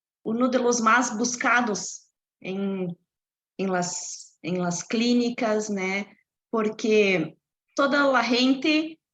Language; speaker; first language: Spanish; non-native, fluent; Portuguese